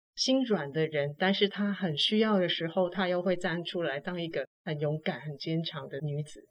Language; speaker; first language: Chinese; non-native, fluent; Cantonese